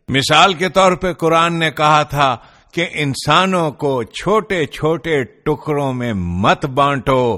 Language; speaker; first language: Urdu; non-native, local second language; Punjabi